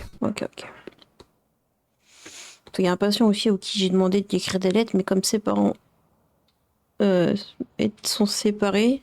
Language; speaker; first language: French; native; French